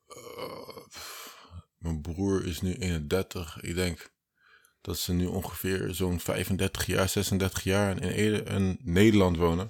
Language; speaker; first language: Dutch; early bilingual, other home language; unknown